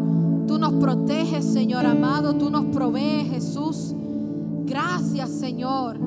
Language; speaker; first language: Spanish; native; Spanish